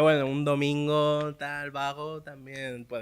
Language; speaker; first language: Spanish; early bilingual, other home language; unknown